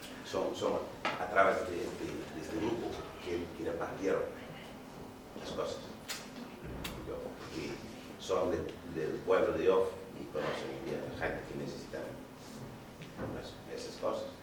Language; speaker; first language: Spanish; non-native, fluent; Wolof